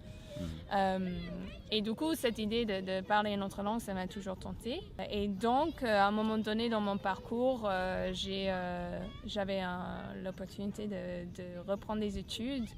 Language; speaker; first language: French; non-native, fluent; English